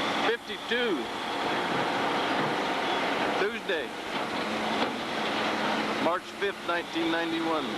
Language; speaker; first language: English; native; English